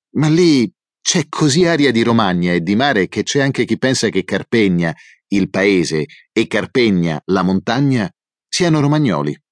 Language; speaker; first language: Italian; native; Italian